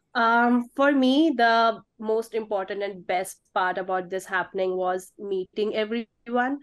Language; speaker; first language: English; non-native, local second language; Hindi